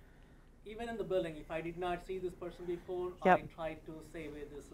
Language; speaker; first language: English; non-native, fluent; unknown